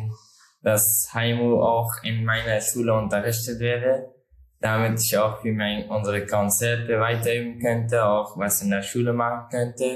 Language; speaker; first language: German; non-native, learner; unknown